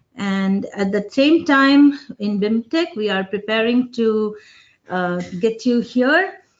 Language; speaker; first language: English; non-native, local second language; Hindi